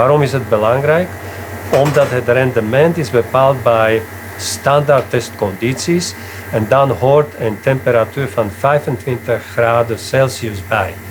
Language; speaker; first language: Dutch; non-native, fluent; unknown